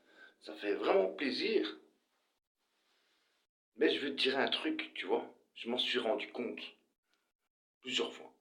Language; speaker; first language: French; early bilingual, other home language; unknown